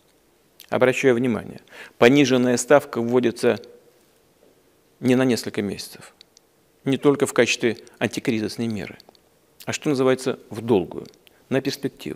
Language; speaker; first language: Russian; native; Russian